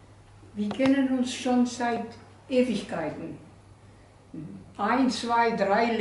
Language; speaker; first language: German; non-native, fluent; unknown